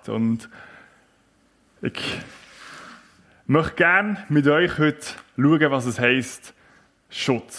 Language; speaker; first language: German; native; German